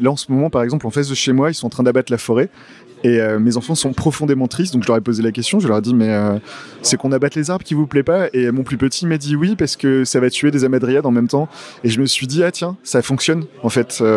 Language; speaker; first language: French; native; French